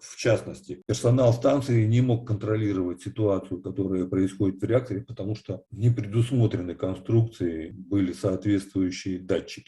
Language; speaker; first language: Russian; native; Russian